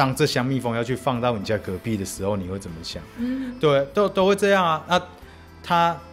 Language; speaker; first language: Chinese; native; Chinese